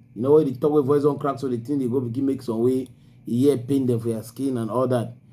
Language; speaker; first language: Nigerian Pidgin; native; Nigerian Pidgin